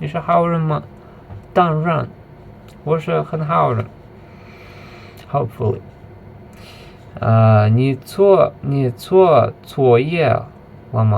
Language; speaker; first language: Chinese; non-native, learner; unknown